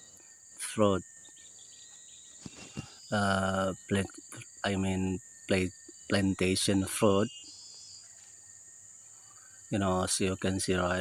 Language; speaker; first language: English; non-native, learner; Indonesian